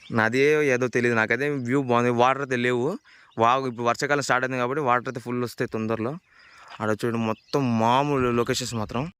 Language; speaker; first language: Telugu; native; Telugu